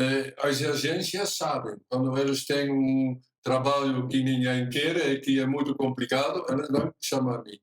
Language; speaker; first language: Portuguese; non-native, fluent; Dutch